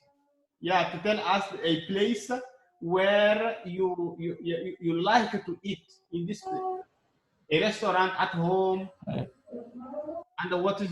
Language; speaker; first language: English; non-native, learner; Arabic